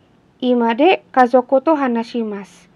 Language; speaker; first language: Japanese; non-native, fluent; Indonesian